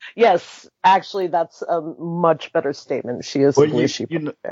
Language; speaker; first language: English; early bilingual, other home language; German